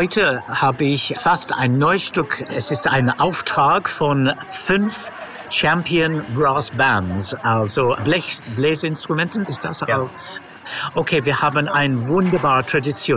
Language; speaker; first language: German; non-native, fluent; English